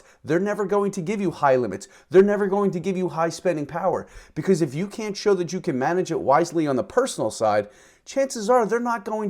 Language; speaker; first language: English; native; English